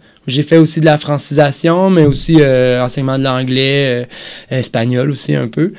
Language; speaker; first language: French; native; French